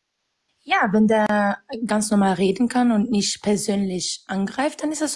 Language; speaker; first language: German; non-native, fluent; Arabic